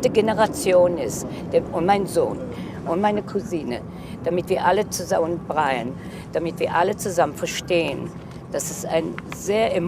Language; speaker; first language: German; early bilingual, heritage; German